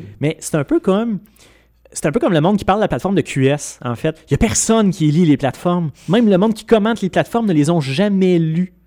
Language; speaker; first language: French; native; French